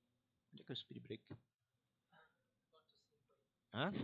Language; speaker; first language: Portuguese; native; Portuguese